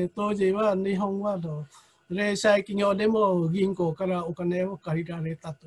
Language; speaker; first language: Japanese; non-native, fluent; Vietnamese